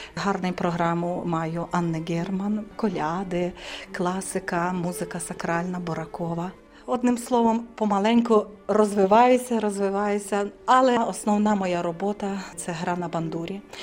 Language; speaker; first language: Ukrainian; native; Ukrainian